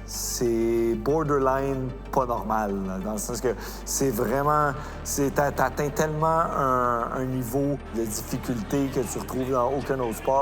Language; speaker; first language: French; native; French